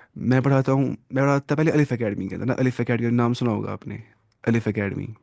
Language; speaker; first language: Urdu; non-native, local second language; Kashmiri